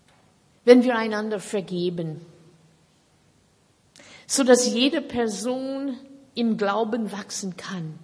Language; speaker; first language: German; non-native, fluent; English